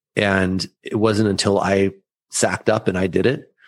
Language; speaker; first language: English; early bilingual, other home language; German